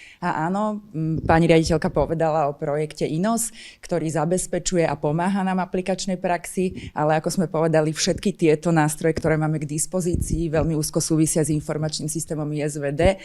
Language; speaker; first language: Slovak; native; Slovak